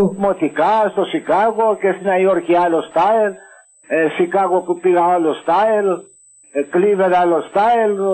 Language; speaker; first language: Greek; early bilingual, other home language; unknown